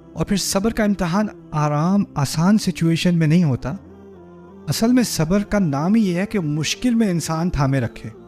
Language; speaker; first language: Urdu; early bilingual, heritage; Urdu